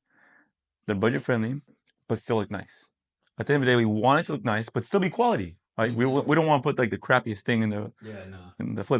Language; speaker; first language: English; native; English